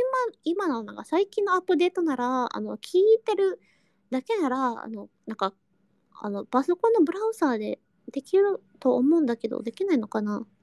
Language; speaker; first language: Japanese; non-native, learner; Indonesian